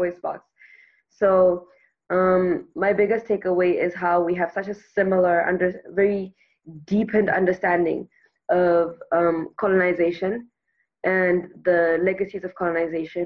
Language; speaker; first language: English; non-native, local second language; Tswana